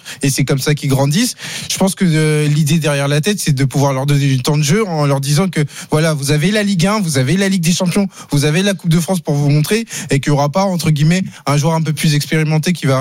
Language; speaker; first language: French; native; French